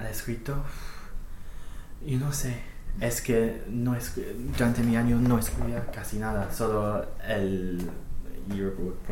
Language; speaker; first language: Spanish; non-native, fluent; English